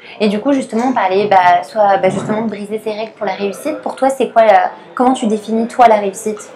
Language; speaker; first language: French; native; French